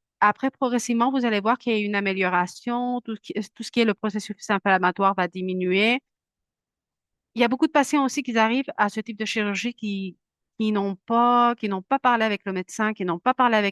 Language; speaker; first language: French; non-native, fluent; Spanish